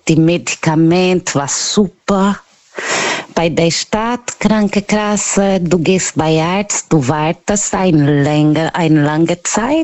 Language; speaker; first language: German; non-native, learner; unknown